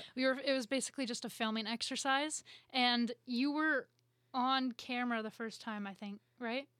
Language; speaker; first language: English; native; English